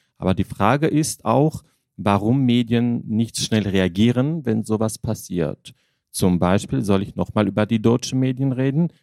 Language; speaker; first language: German; non-native, fluent; Armenian